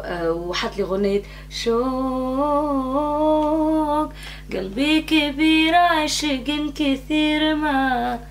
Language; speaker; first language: Arabic; native; Arabic